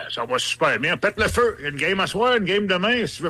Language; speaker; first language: French; native; French